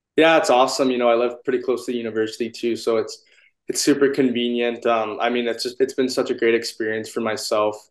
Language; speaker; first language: English; native; English